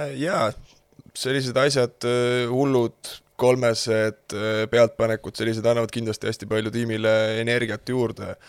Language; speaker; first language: Estonian; native; Estonian